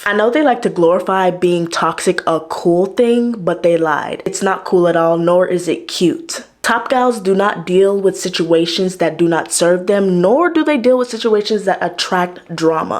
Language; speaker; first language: English; native; English